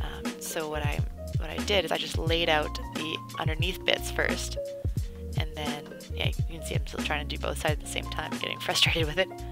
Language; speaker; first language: English; native; English